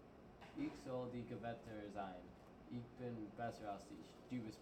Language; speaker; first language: German; non-native, learner; English